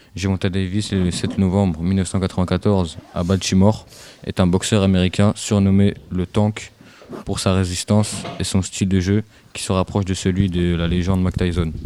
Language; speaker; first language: French; native; French